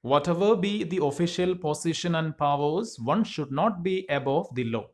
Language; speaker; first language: English; non-native, local second language; Malayalam